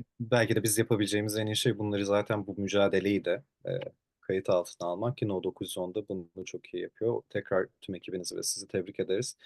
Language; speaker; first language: Turkish; native; Turkish